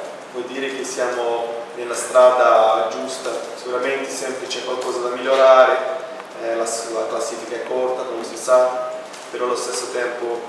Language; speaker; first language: Italian; non-native, fluent; Portuguese